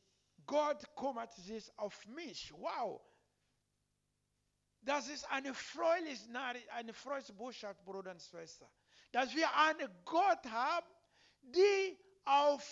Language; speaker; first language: German; non-native, learner; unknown